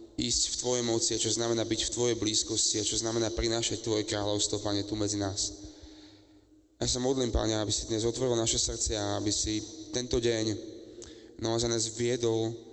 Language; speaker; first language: Slovak; native; Slovak